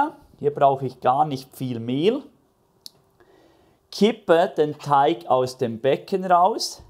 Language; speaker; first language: German; native; German